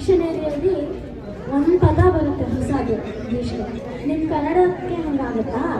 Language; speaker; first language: Kannada; early bilingual, heritage; Kannada